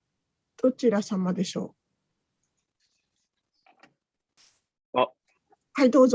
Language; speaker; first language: Japanese; native; Japanese